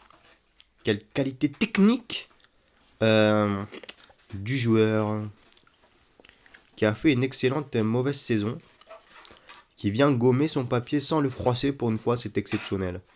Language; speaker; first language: French; native; French